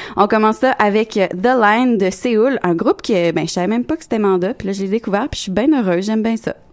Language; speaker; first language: French; native; French